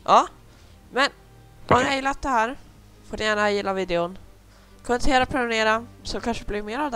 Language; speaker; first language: Swedish; native; Swedish